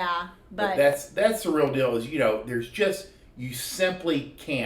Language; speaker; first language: English; native; English